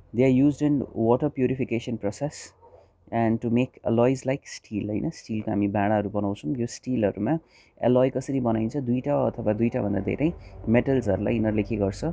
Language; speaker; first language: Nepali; non-native, local second language; Hindi